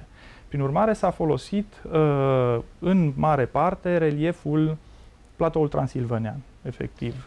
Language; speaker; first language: Romanian; native; Romanian